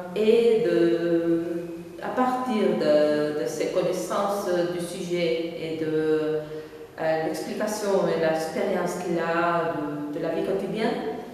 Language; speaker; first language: French; non-native, fluent; Catalan